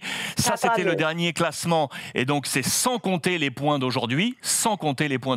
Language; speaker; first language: French; native; French